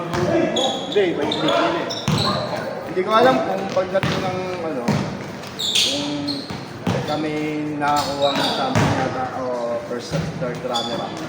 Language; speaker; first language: Filipino; native; Filipino